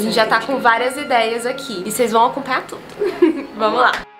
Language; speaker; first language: Portuguese; native; Portuguese